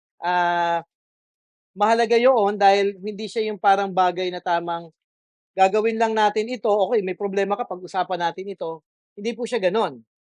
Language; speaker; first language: Filipino; native; Filipino